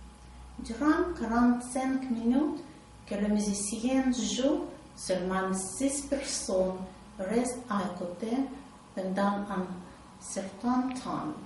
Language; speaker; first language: French; non-native, learner; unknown